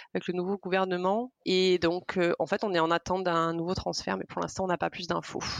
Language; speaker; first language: French; native; French